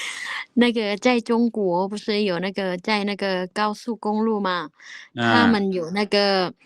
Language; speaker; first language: Chinese; non-native, learner; Lao